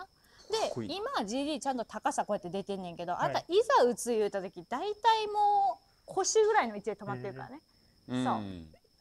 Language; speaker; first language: Japanese; native; Japanese